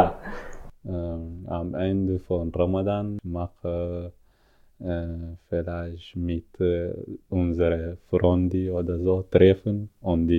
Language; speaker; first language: German; non-native, learner; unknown